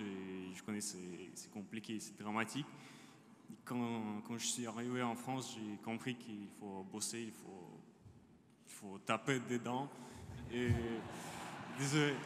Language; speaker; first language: French; non-native, learner; Ukrainian